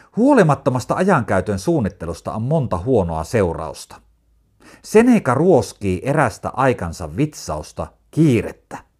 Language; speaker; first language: Finnish; native; Finnish